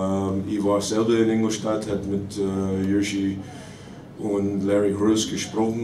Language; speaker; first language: German; non-native, fluent; English